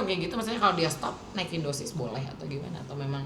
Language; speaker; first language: Indonesian; native; Indonesian